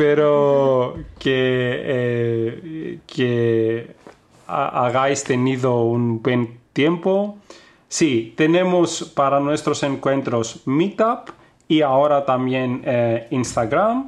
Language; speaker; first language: Spanish; non-native, fluent; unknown